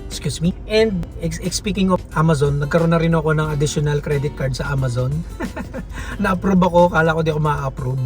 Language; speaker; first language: Filipino; native; Filipino